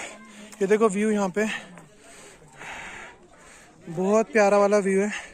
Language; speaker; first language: Hindi; native; Hindi